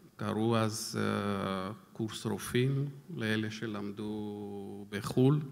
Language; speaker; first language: Hebrew; non-native, fluent; Georgian